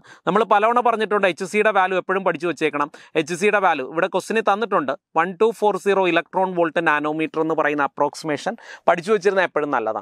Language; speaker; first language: Malayalam; native; Malayalam